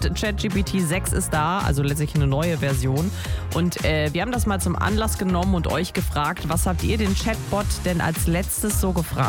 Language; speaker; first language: German; native; German